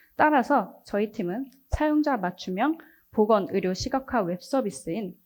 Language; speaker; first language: Korean; native; Korean